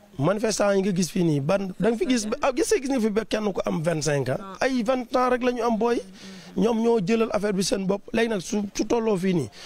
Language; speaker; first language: Wolof; native; Wolof